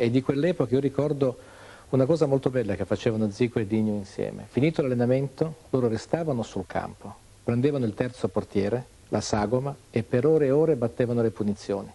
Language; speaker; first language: Italian; native; Italian